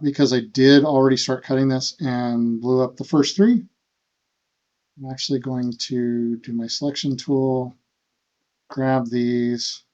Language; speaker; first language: English; native; English